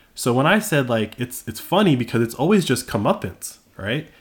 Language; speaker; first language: English; native; English